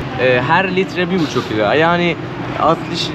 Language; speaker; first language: Turkish; non-native, fluent; Persian